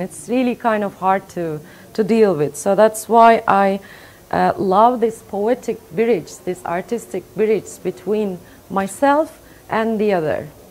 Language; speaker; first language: English; non-native, fluent; Turkish